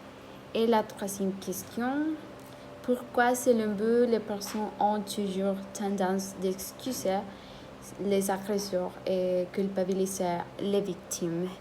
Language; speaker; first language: French; non-native, learner; Spanish